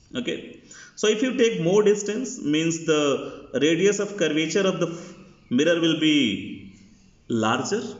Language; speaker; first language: English; non-native, local second language; Hindi